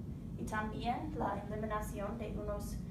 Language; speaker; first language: Spanish; non-native, learner; English